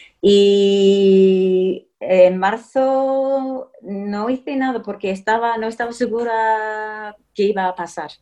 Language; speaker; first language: Spanish; non-native, fluent; English